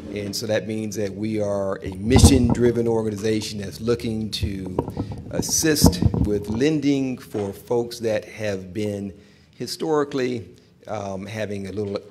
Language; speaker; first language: English; native; English